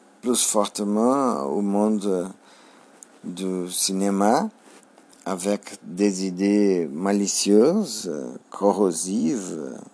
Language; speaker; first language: French; non-native, learner; Portuguese